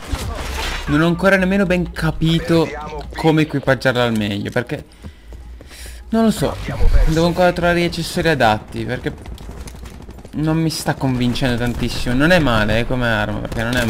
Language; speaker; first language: Italian; native; Italian